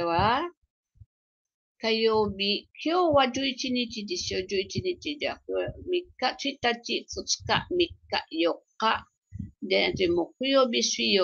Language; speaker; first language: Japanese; non-native, fluent; Filipino